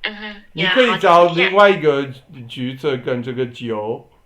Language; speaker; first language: Chinese; non-native, learner; English